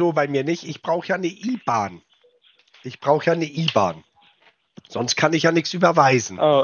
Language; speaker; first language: German; native; German